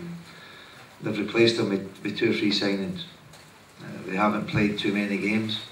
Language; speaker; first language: English; native; English